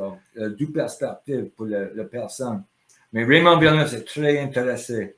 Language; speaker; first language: French; non-native, learner; English